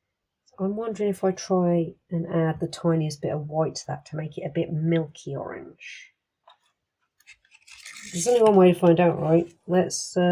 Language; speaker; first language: English; native; English